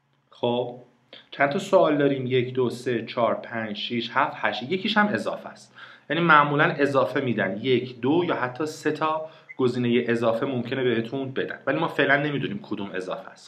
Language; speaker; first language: Persian; native; Persian